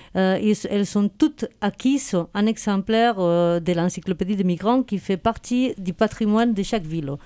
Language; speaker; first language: French; non-native, fluent; Spanish